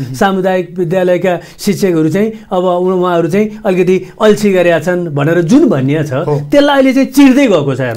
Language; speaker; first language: Nepali; native; Nepali